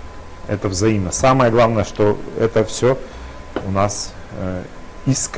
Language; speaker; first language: Russian; native; Russian